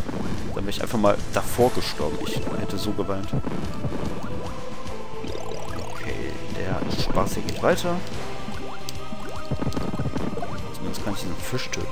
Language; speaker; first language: German; native; German